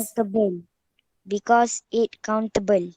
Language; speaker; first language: English; non-native, learner; Malay